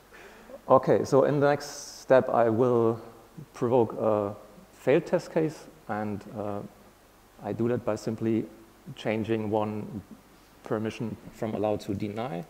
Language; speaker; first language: English; non-native, fluent; German